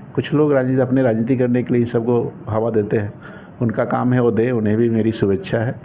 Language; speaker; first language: Hindi; native; Hindi